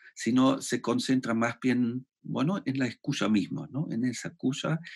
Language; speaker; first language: Spanish; non-native, fluent; German